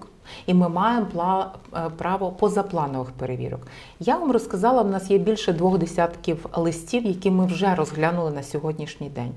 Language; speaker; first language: Ukrainian; native; Ukrainian